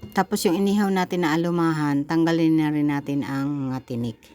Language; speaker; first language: Filipino; non-native, local second language; Bikol